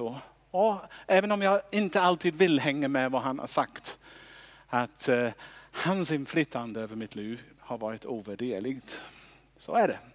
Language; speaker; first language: Swedish; non-native, fluent; English